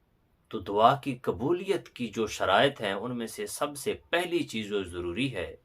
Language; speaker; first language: Urdu; native; Urdu